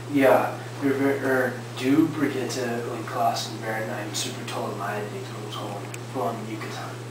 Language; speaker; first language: German; non-native, learner; English